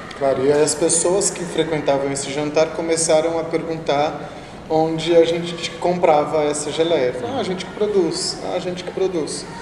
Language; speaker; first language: Portuguese; native; Portuguese